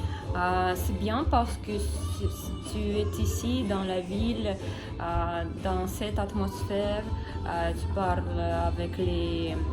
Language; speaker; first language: French; non-native, learner; Russian